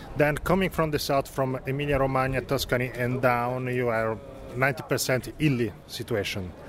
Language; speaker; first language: English; non-native, learner; Italian